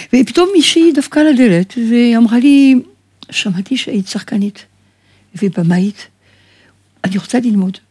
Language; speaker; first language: Hebrew; non-native, fluent; French